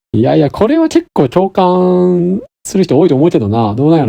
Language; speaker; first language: Japanese; native; Japanese